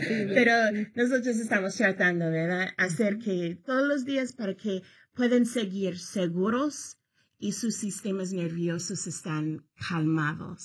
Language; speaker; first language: Spanish; early bilingual, heritage; Spanish